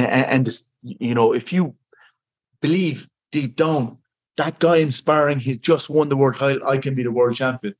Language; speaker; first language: English; native; English